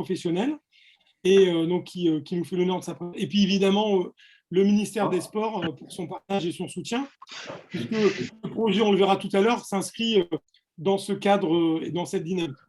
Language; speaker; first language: French; native; French